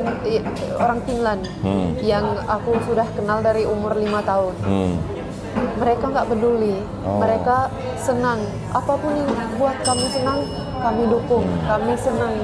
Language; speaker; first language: Indonesian; non-native, fluent; Finnish